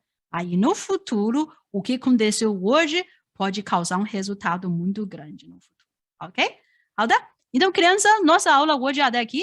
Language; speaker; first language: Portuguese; non-native, fluent; Chinese